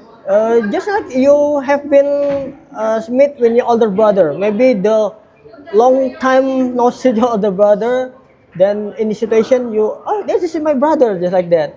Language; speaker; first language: English; non-native, learner; Indonesian